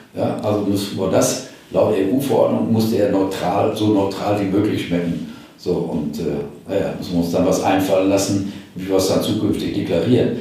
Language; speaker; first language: German; native; German